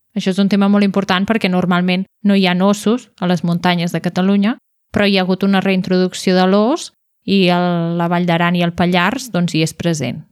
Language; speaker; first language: Catalan; native; Catalan